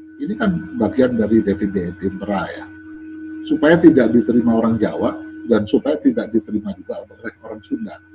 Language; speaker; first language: Indonesian; native; Indonesian